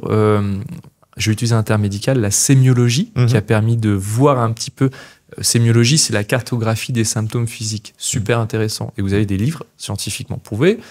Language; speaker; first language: French; native; French